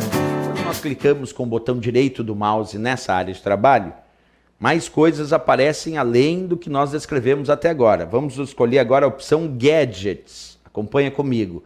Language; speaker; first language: Portuguese; native; Portuguese